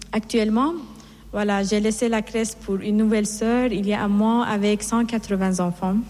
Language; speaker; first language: French; non-native, fluent; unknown